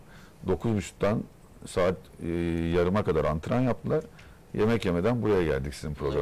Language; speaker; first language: Turkish; native; Turkish